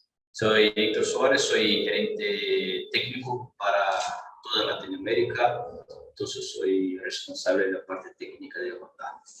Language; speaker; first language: Spanish; non-native, fluent; Portuguese